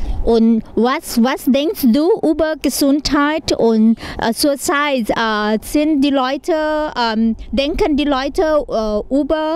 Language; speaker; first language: German; non-native, learner; Thai